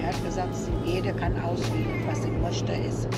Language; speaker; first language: German; non-native, learner; Croatian